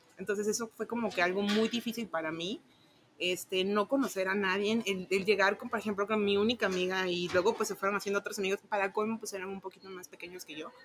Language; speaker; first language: Spanish; native; Spanish